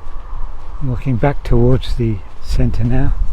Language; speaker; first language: English; native; English